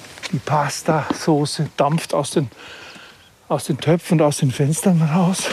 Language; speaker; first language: German; native; German